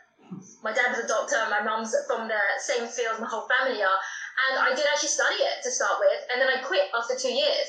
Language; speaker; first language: English; native; English